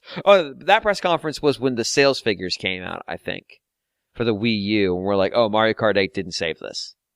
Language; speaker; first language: English; native; English